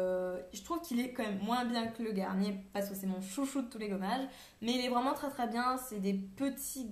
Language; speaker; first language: French; native; French